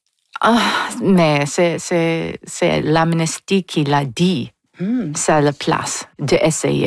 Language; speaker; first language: French; non-native, local second language; English